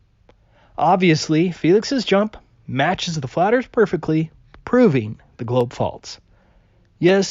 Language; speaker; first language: English; native; English